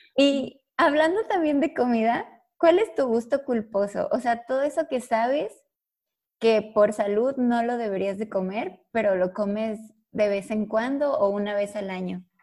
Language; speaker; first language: Spanish; native; Spanish